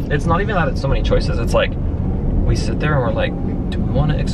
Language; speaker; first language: English; native; English